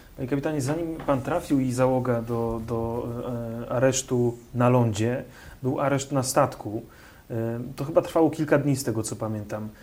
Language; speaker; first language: Polish; native; Polish